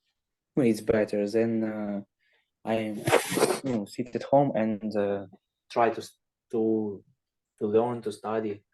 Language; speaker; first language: English; non-native, learner; Ukrainian